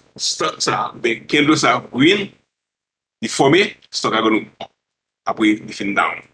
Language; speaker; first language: English; non-native, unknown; Haitian Creole